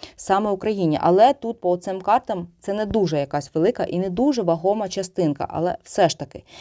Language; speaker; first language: Ukrainian; non-native, local second language; Russian